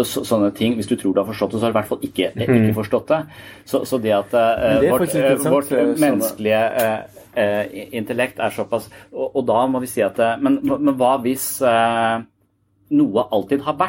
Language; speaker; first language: Norwegian; native; Norwegian